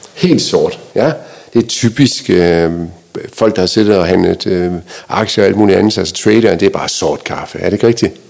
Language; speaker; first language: Danish; native; Danish